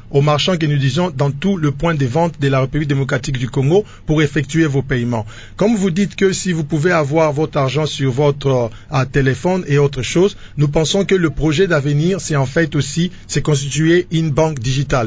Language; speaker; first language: French; non-native, local second language; Lingala